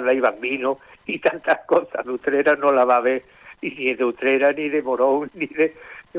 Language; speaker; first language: Spanish; native; Spanish